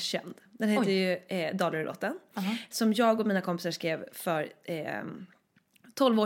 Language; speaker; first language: Swedish; native; Swedish